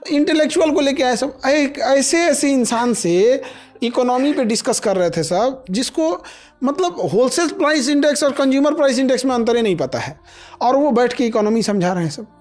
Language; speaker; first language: Hindi; native; Hindi